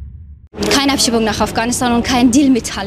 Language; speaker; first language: German; non-native, learner; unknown